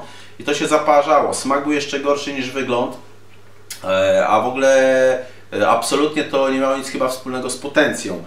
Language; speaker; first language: Polish; native; Polish